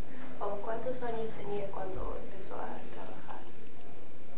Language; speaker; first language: Spanish; early bilingual, heritage; Spanish